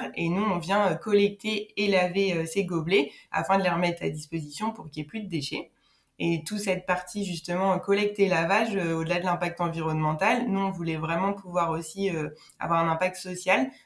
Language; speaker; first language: French; native; French